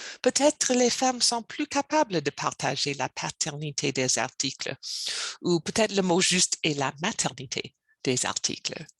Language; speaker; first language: French; non-native, learner; English